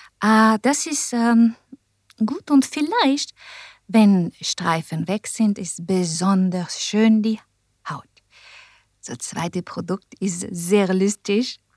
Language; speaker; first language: German; non-native, learner; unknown